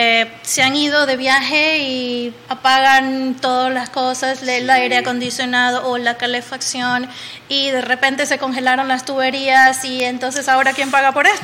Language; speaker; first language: Spanish; native; Spanish